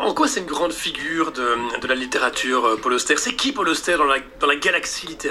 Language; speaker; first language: French; native; French